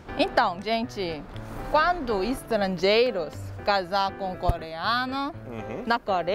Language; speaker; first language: Portuguese; non-native, learner; Korean